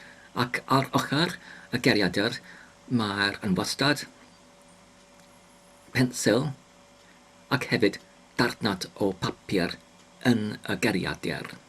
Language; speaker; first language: Welsh; non-native, learner; English